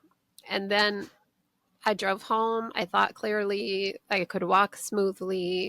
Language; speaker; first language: English; native; English